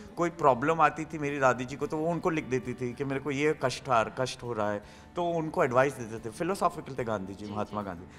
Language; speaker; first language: Hindi; native; Hindi